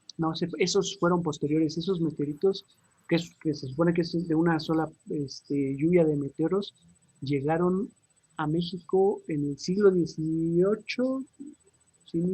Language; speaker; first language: Spanish; native; Spanish